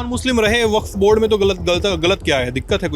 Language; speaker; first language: Hindi; native; Hindi